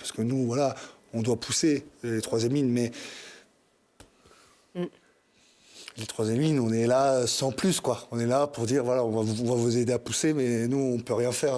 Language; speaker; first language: French; native; French